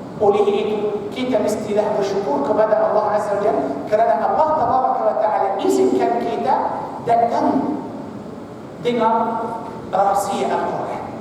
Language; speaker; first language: Malay; non-native, fluent; Arabic